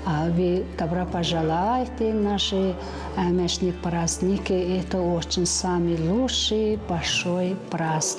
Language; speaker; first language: Russian; non-native, learner; Mongolian